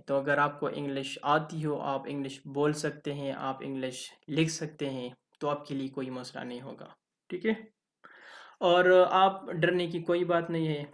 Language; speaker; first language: Urdu; non-native, local second language; Pashto